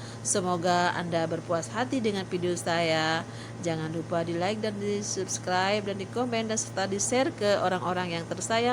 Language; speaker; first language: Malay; non-native, local second language; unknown